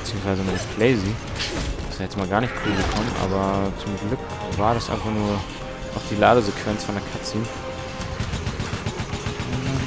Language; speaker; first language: German; native; German